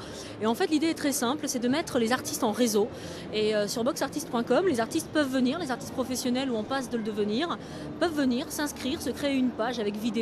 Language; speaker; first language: French; native; French